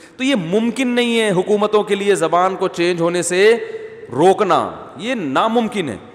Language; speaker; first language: Urdu; native; Urdu